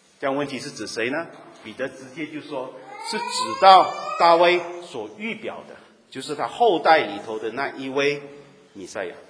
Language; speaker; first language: Chinese; native; Chinese